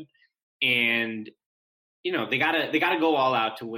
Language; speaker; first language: English; native; English